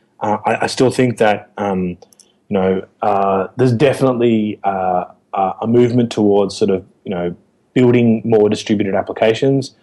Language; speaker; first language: English; native; English